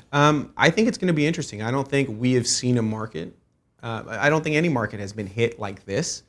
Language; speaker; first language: English; early bilingual, other home language; Persian